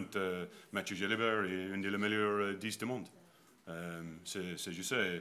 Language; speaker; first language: French; non-native, learner; English